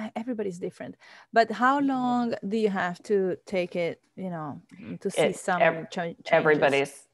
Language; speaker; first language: English; non-native, fluent; Italian